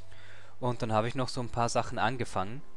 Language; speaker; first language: German; native; German